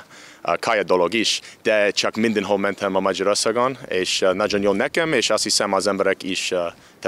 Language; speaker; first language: Hungarian; non-native, learner; English